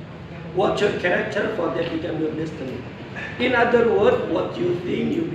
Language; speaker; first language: English; non-native, fluent; Indonesian